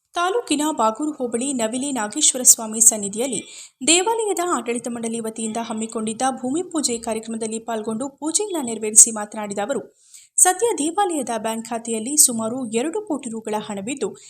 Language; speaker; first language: Kannada; native; Kannada